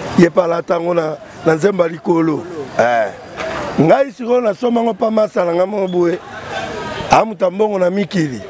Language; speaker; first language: Lingala; native; Lingala